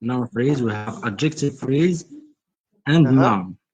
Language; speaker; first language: English; non-native, learner; Arabic